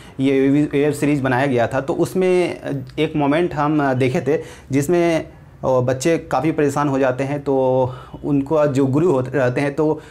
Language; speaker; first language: Hindi; native; Hindi